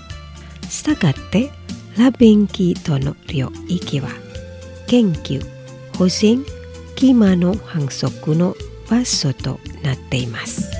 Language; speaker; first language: Japanese; non-native, fluent; Indonesian